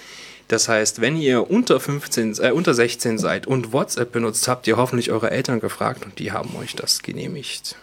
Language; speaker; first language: German; native; German